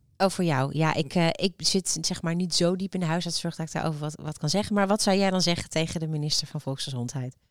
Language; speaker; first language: Dutch; native; Dutch